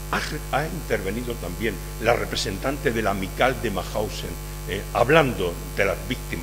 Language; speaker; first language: Spanish; native; Spanish